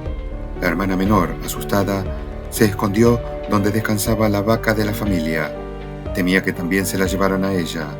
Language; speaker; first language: Spanish; native; Spanish